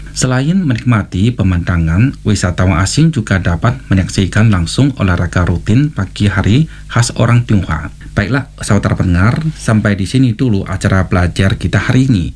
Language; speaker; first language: Malay; non-native, fluent; Chinese